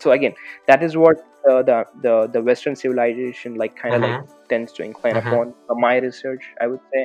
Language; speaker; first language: English; non-native, local second language; Telugu